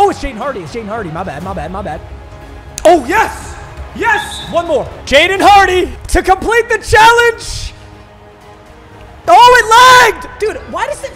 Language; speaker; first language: English; native; English